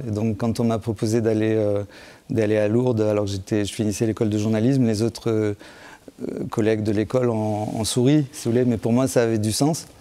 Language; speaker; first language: French; native; French